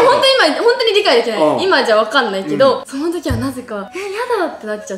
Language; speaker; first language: Japanese; native; Japanese